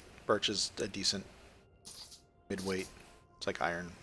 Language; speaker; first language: English; native; English